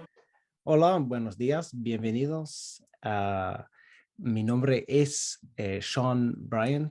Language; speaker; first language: Spanish; non-native, fluent; English